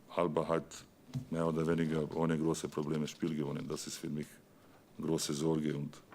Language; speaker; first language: German; non-native, learner; Bosnian